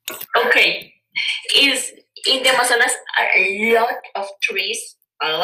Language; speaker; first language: English; non-native, learner; Spanish